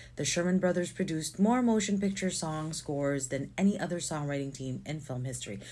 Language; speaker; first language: English; non-native, local second language; Filipino